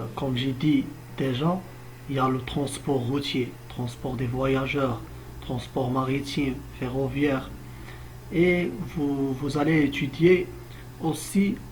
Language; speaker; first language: French; non-native, local second language; Arabic